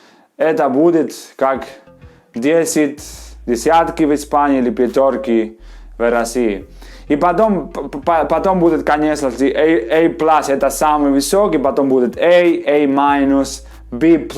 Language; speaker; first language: Russian; non-native, fluent; Spanish